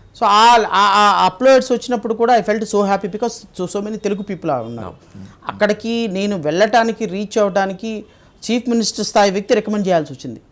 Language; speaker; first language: Telugu; native; Telugu